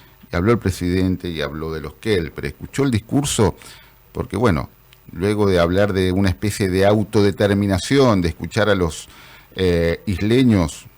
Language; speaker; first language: Spanish; native; Spanish